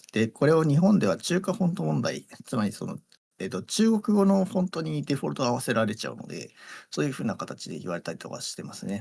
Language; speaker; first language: Japanese; native; Japanese